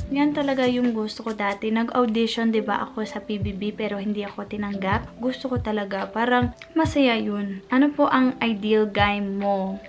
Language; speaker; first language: Filipino; non-native, fluent; English